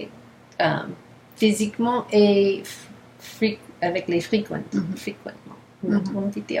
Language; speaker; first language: French; non-native, learner; English